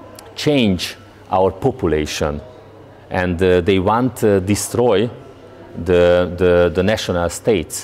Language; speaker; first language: English; non-native, learner; Hungarian